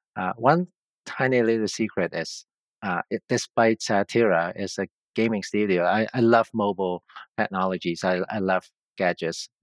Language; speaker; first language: English; non-native, local second language; Cantonese